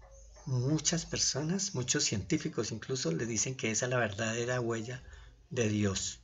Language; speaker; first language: Spanish; native; Spanish